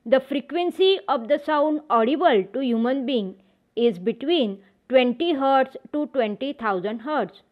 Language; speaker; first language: English; non-native, local second language; Marathi